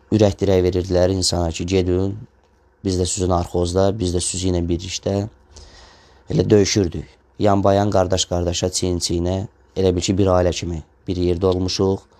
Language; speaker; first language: Azerbaijani; non-native, local second language; Russian